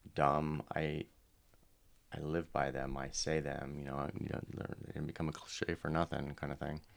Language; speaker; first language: English; native; English